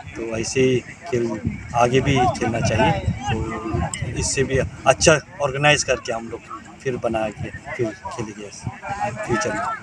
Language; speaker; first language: Hindi; non-native, fluent; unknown